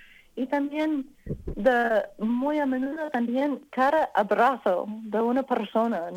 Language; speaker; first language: Spanish; non-native, learner; English